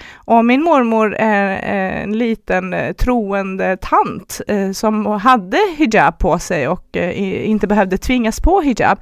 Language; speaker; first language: Swedish; early bilingual, other home language; Persian